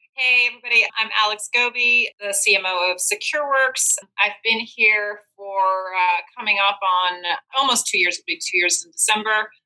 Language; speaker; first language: English; non-native, fluent; Dutch